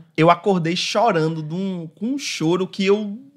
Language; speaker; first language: Portuguese; native; Portuguese